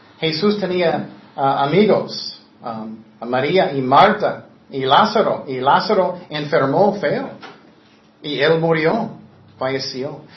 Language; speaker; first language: Spanish; non-native, fluent; English